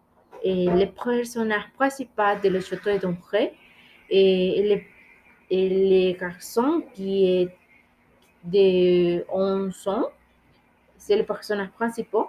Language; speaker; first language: French; non-native, learner; Spanish